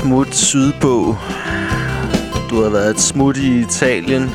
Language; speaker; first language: Danish; native; Danish